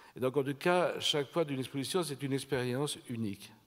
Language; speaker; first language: French; native; French